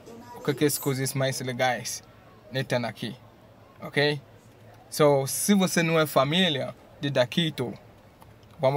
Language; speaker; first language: Portuguese; non-native, fluent; English